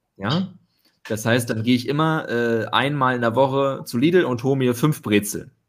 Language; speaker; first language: German; native; German